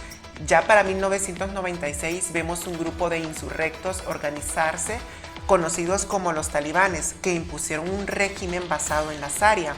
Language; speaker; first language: Spanish; native; Spanish